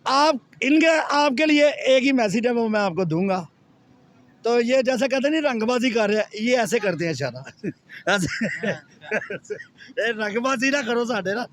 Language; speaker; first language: Urdu; non-native, local second language; Punjabi